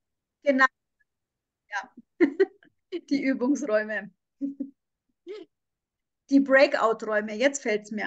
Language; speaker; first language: German; native; German